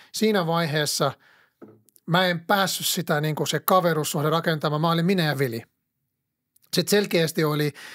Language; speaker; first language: Finnish; non-native, fluent; Arabic